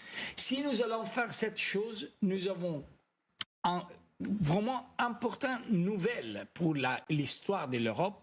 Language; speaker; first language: French; non-native, fluent; Italian